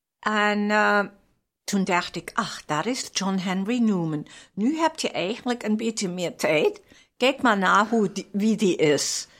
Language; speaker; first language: Dutch; non-native, fluent; German